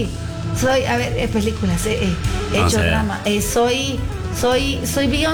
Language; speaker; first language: Spanish; native; Spanish